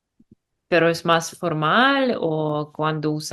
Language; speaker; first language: Spanish; non-native, learner; English